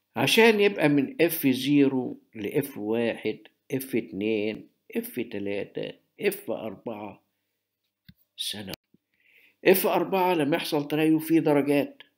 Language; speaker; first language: Arabic; native; Arabic